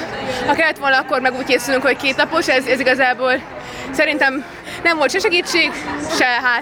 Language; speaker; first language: Hungarian; native; Hungarian